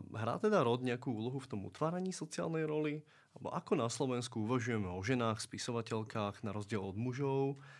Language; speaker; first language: Slovak; native; Slovak